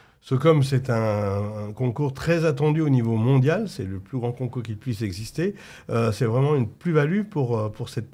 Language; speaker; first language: French; native; French